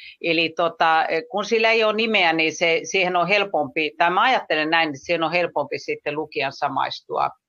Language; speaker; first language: Finnish; native; Finnish